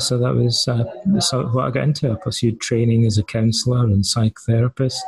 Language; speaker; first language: English; native; English